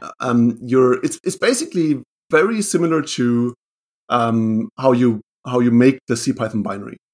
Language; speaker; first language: English; non-native, fluent; German